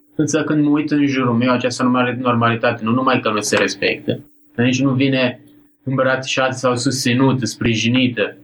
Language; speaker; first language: Romanian; non-native, fluent; Italian